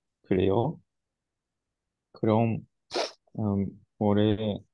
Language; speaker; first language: Korean; non-native, learner; Japanese